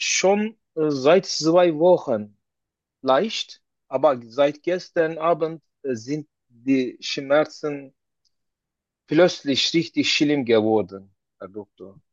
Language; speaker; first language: German; non-native, learner; Turkish